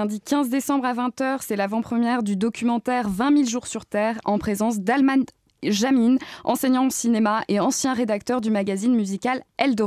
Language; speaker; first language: French; native; French